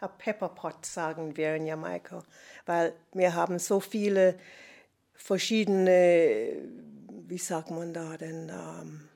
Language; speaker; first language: German; non-native, fluent; English